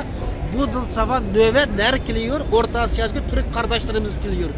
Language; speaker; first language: Turkish; non-native, learner; Uyghur